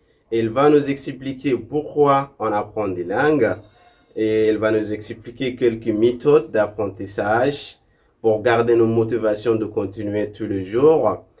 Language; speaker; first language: French; non-native, local second language; Arabic